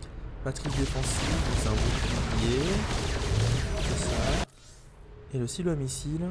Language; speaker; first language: French; native; French